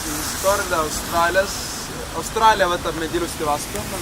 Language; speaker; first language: Estonian; native; Estonian